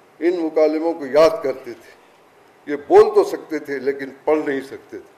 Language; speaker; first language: Urdu; native; Urdu